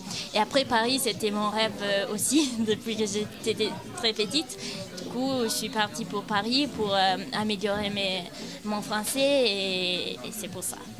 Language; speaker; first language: French; non-native, fluent; Italian